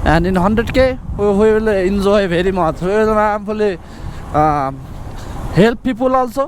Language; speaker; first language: English; non-native, learner; Nepali